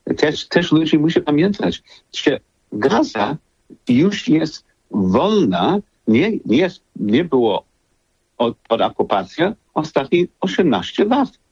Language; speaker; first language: Polish; non-native, learner; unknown